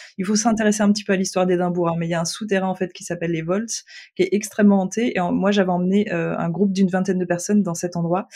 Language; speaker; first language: French; native; French